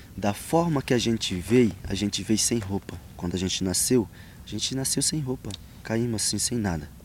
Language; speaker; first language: Portuguese; non-native, local second language; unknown